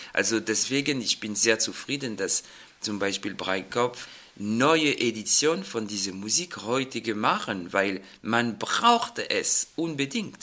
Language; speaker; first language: German; non-native, fluent; French